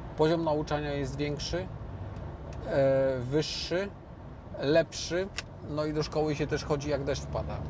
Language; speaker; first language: Polish; native; Polish